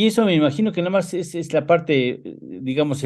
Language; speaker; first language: Spanish; native; Spanish